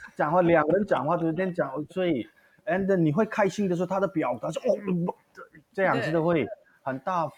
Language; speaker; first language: Chinese; non-native, learner; Manipuri